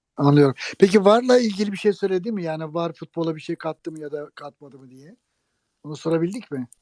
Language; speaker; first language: Turkish; native; Turkish